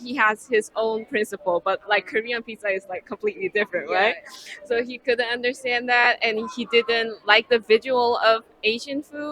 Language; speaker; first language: English; non-native, fluent; Korean